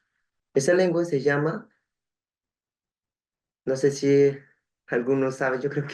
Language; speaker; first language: Spanish; non-native, local second language; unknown